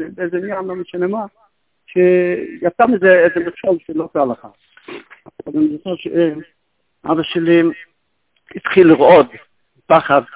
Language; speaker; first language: Hebrew; non-native, local second language; Yiddish